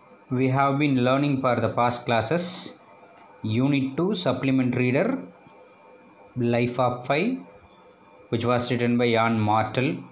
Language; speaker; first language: English; non-native, local second language; Tamil